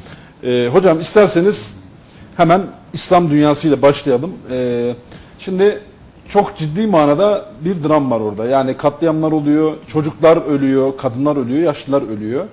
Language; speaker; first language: Turkish; native; Turkish